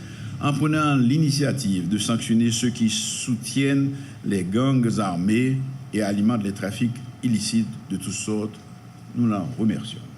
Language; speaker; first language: French; non-native, local second language; Haitian Creole